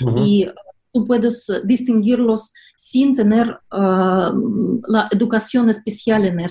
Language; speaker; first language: Spanish; non-native, fluent; Russian